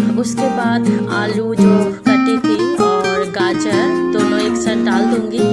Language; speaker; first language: Hindi; non-native, local second language; Bangla